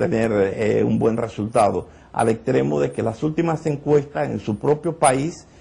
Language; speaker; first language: Spanish; native; Spanish